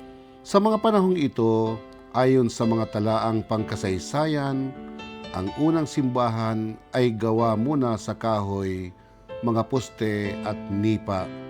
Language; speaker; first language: Filipino; non-native, local second language; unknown